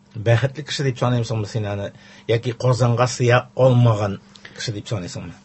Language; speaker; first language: Tatar; native; Tatar